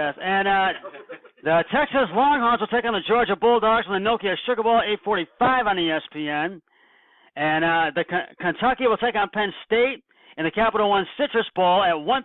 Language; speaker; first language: English; native; English